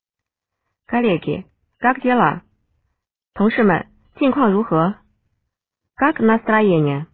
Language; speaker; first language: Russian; non-native, fluent; Chinese